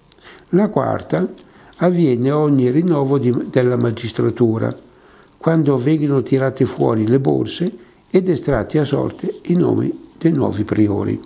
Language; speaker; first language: Italian; native; Italian